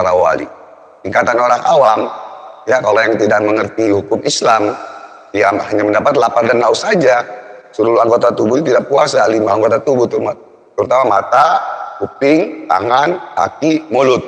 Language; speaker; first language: Indonesian; native; Indonesian